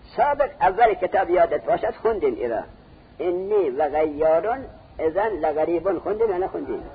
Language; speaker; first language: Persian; native; Persian